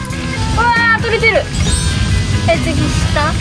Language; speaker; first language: Japanese; native; Japanese